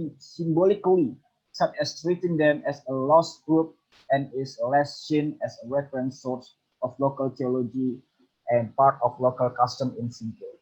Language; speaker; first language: English; non-native, fluent; Malay